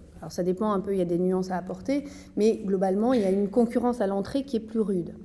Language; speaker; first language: French; native; French